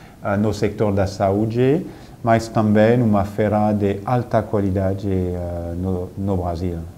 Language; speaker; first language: Portuguese; non-native, fluent; French